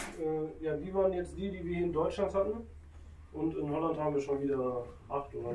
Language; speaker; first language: German; native; German